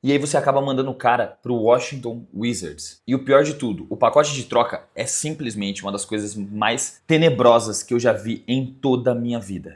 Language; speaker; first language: Portuguese; native; Portuguese